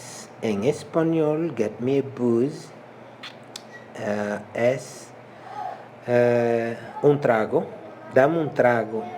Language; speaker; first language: Spanish; non-native, local second language; Haitian Creole